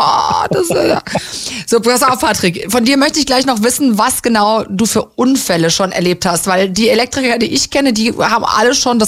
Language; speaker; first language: German; native; German